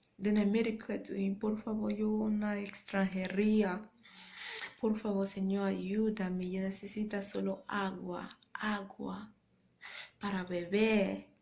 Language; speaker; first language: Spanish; non-native, learner; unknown